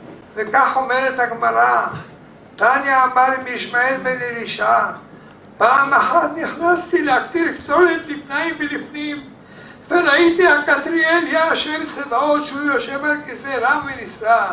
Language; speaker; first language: Hebrew; native; Hebrew